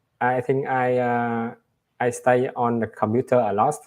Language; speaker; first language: English; non-native, learner; Vietnamese